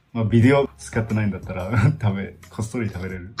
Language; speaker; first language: Japanese; non-native, fluent; English